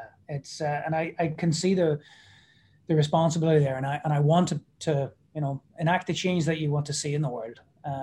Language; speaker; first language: English; native; English